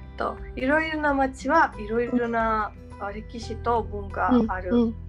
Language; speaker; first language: Japanese; non-native, learner; Georgian